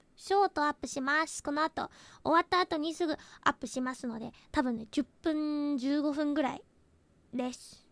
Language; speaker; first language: Japanese; non-native, fluent; Chinese